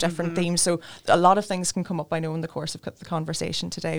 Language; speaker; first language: English; native; English